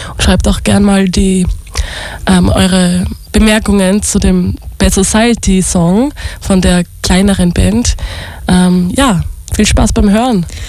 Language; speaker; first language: German; native; German